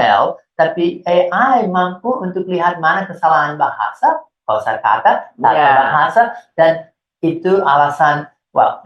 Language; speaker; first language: Indonesian; non-native, fluent; English